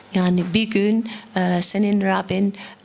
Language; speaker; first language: Turkish; non-native, fluent; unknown